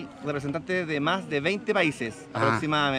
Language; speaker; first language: Spanish; native; Spanish